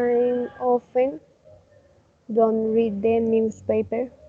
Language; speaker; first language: English; non-native, learner; Spanish